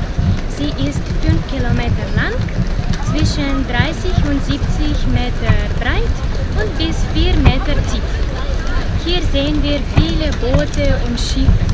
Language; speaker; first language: German; non-native, fluent; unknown